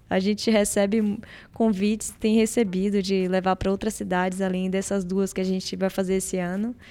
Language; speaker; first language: Portuguese; native; Portuguese